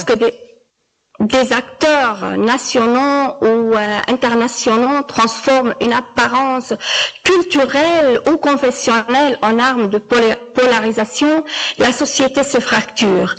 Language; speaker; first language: French; non-native, local second language; Arabic